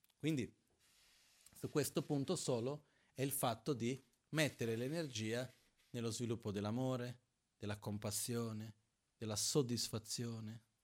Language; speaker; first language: Italian; non-native, fluent; Portuguese